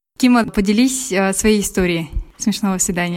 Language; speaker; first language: Russian; native; Russian